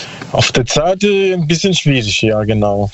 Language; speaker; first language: German; non-native, learner; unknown